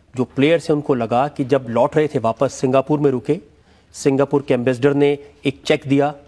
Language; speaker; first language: Urdu; native; Urdu